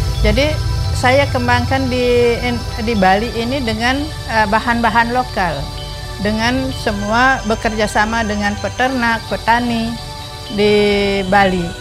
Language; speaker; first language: Indonesian; non-native, local second language; Balinese